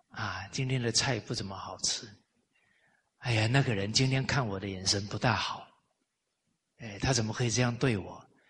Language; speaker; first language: Chinese; native; Chinese